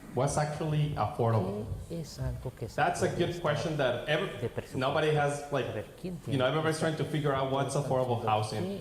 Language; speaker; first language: English; non-native, fluent; Spanish